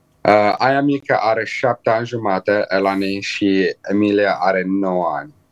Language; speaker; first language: Romanian; early bilingual, heritage; Romanian